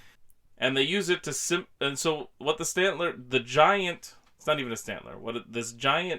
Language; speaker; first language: English; native; English